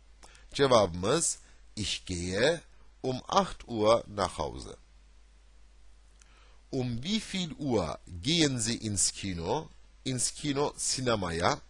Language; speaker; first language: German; non-native, fluent; Turkish